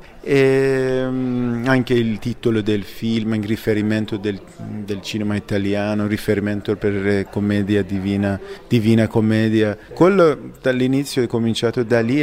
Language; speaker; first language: Italian; non-native, fluent; Persian